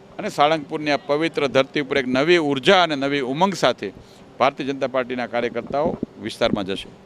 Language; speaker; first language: Gujarati; native; Gujarati